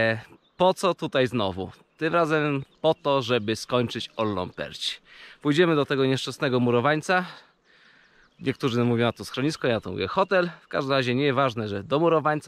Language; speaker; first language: Polish; native; Polish